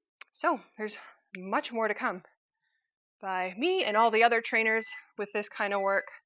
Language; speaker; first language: English; native; English